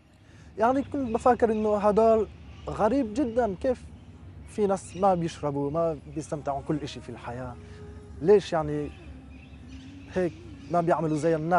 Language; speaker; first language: Arabic; non-native, learner; French